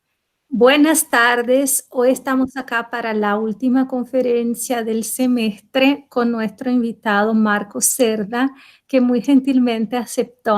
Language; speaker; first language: Spanish; non-native, fluent; Portuguese